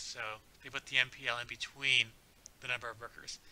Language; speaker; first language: English; native; English